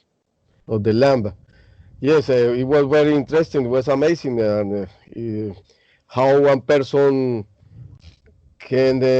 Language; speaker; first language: English; non-native, learner; Spanish